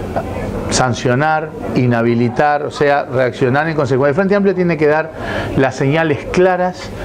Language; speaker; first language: Spanish; native; Spanish